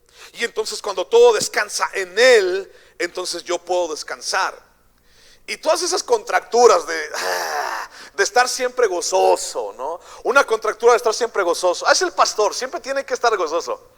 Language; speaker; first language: Spanish; native; Spanish